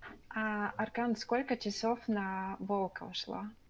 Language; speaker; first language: Russian; non-native, learner; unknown